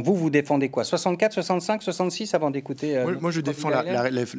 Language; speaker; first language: French; native; French